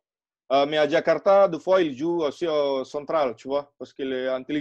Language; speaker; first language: French; non-native, fluent; Indonesian